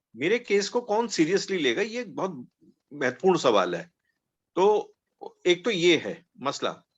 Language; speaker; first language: Hindi; non-native, local second language; Punjabi